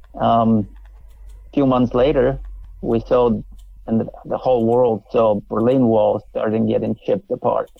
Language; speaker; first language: English; non-native, fluent; Polish